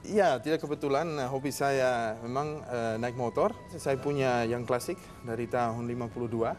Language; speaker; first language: Indonesian; non-native, fluent; Dutch